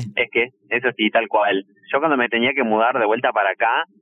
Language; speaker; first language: Spanish; native; Spanish